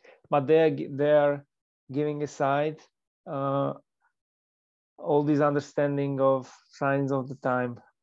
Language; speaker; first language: English; non-native, fluent; Slovak